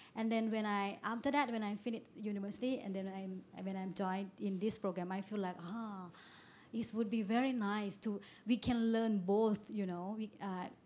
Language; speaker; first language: English; non-native, learner; Thai